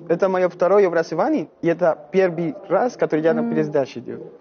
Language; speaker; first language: Russian; non-native, learner; Spanish